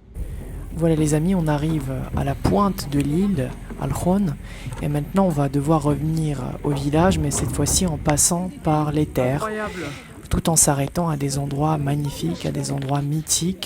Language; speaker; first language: French; native; French